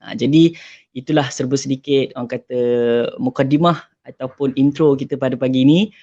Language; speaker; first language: Malay; native; Malay